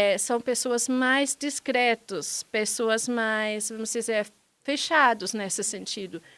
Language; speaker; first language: Portuguese; non-native, fluent; German